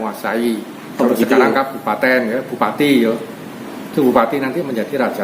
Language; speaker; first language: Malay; non-native, local second language; Javanese